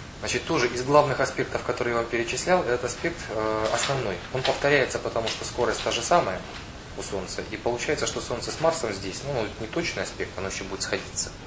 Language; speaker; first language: Russian; non-native, local second language; Ukrainian